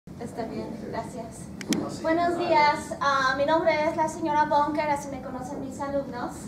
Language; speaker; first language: Spanish; non-native, fluent; English